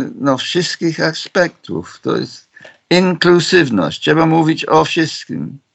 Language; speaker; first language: Polish; non-native, fluent; English